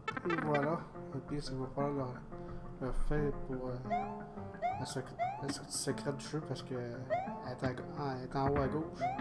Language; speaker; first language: French; native; French